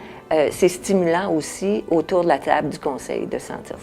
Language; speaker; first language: French; native; French